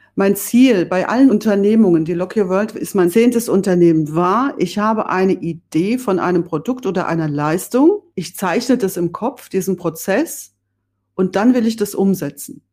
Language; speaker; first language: German; native; German